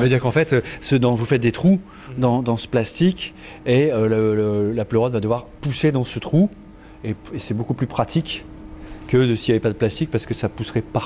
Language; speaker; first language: French; native; French